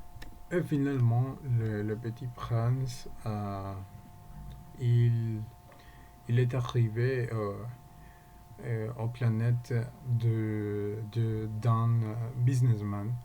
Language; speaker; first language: French; non-native, learner; Spanish